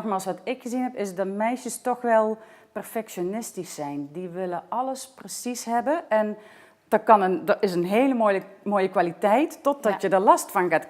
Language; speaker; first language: Dutch; native; Dutch